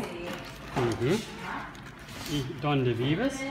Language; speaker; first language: Spanish; non-native, learner; German